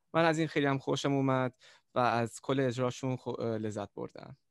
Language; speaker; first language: Persian; early bilingual, other home language; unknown